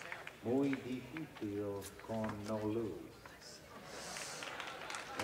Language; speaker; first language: Spanish; non-native, learner; English